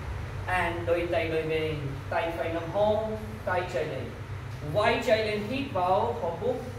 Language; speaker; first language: Vietnamese; non-native, learner; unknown